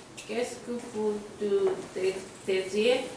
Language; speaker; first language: French; non-native, learner; Korean